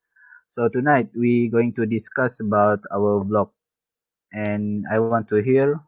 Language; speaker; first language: English; non-native, local second language; Malay